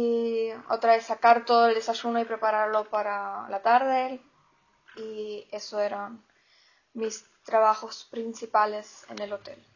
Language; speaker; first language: Spanish; non-native, learner; German